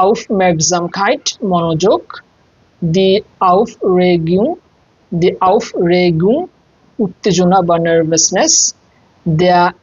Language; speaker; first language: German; non-native, fluent; Bangla